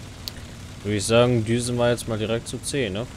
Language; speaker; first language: German; native; German